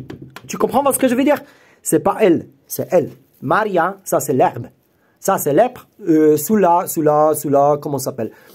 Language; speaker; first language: French; non-native, learner; Polish